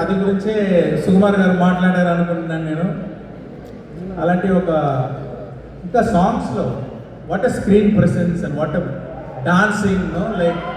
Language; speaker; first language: Telugu; non-native, local second language; Tamil